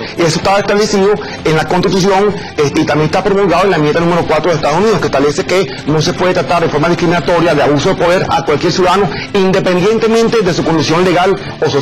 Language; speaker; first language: Spanish; native; Spanish